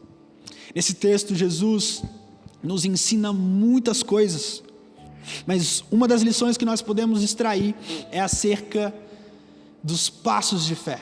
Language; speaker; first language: Portuguese; native; Portuguese